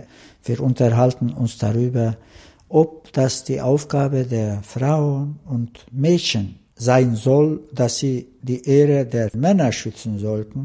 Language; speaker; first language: German; non-native, fluent; Turkish